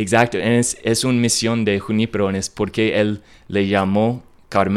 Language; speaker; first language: Spanish; non-native, learner; English